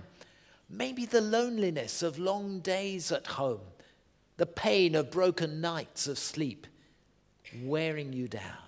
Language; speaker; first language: English; native; English